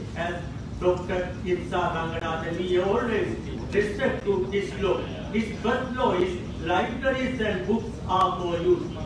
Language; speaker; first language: English; non-native, local second language; Sinhala